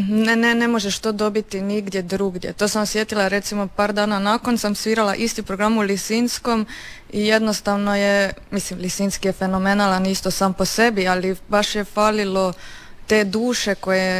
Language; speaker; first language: Serbian; native; Serbian